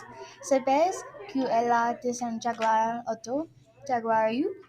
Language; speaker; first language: Spanish; non-native, learner; English